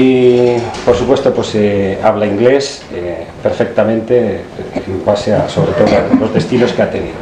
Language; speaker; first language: Spanish; native; Spanish